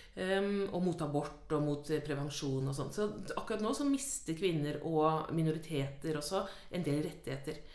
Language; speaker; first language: Norwegian; native; Norwegian